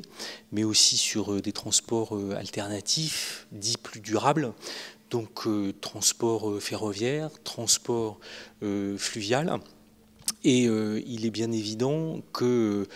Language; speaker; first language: French; native; French